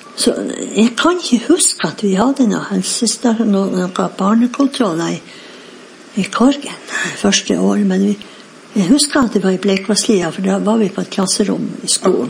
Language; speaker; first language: Norwegian; native; Norwegian